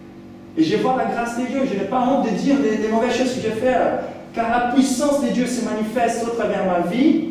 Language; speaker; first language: French; non-native, fluent; Portuguese